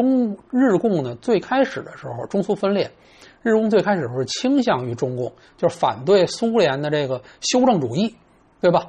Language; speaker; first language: Chinese; native; Chinese